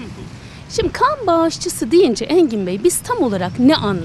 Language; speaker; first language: Turkish; native; Turkish